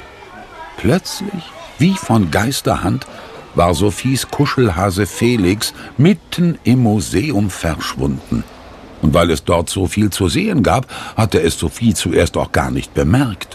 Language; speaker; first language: German; native; German